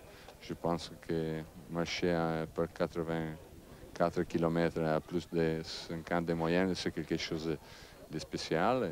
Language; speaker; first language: French; non-native, learner; Italian